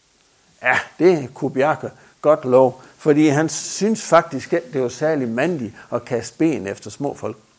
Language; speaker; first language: Danish; native; Danish